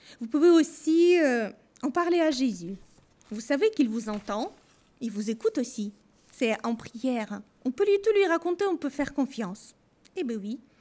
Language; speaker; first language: French; non-native, fluent; Russian